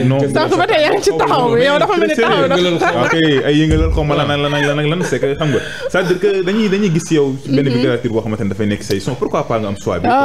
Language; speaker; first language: Wolof; native; Wolof